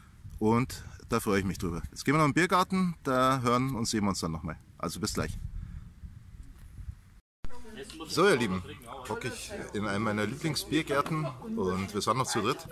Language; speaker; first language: German; native; German